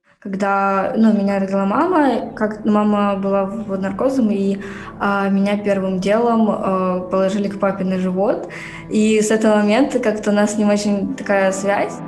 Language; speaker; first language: Russian; native; Russian